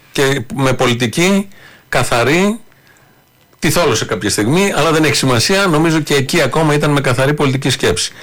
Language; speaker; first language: Greek; native; Greek